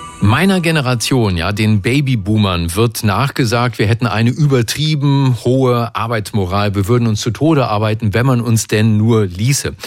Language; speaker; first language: German; native; German